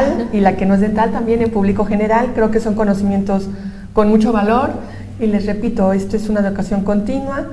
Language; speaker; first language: Spanish; native; Spanish